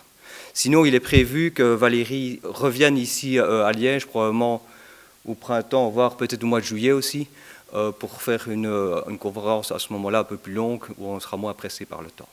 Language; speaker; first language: French; native; French